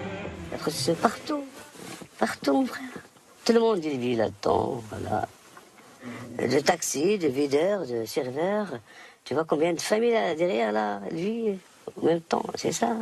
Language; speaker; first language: French; non-native, local second language; Arabic